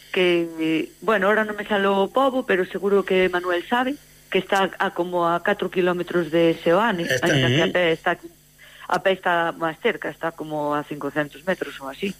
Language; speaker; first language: Galician; native; Galician